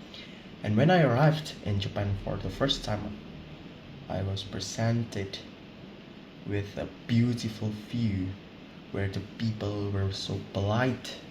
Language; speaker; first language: English; non-native, learner; Indonesian